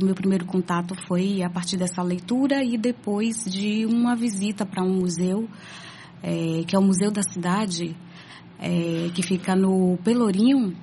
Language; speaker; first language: Portuguese; native; Portuguese